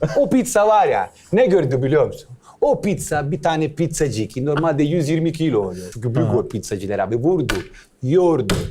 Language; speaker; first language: Turkish; non-native, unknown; Italian